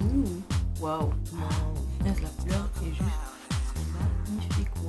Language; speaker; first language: French; native; French